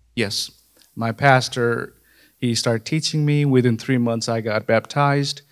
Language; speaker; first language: English; non-native, local second language; Nepali